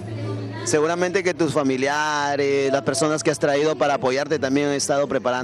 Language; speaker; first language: Spanish; native; Spanish